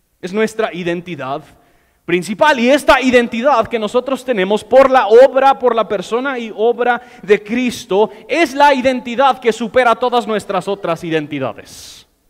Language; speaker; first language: Spanish; non-native, fluent; English